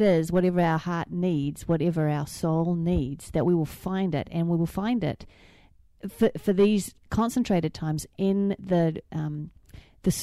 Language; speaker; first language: English; native; English